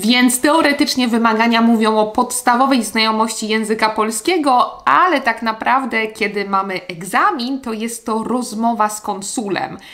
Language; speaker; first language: Polish; native; Polish